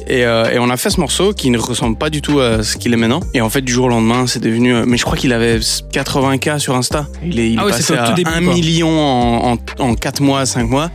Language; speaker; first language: French; native; French